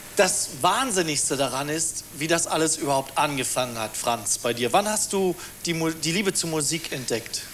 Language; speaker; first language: German; native; German